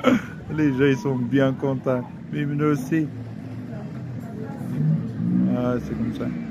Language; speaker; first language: French; non-native, fluent; Arabic